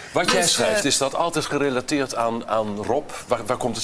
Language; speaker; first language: Dutch; native; Dutch